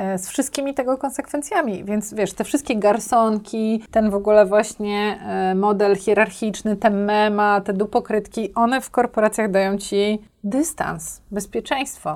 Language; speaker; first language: Polish; native; Polish